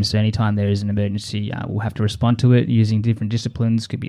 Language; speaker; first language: English; native; English